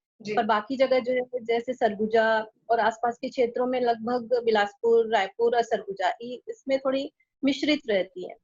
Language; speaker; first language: Hindi; non-native, local second language; Chhattisgarhi